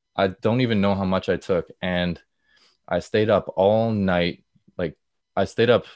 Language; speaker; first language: English; native; English